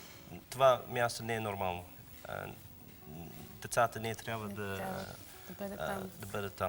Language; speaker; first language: Bulgarian; non-native, learner; English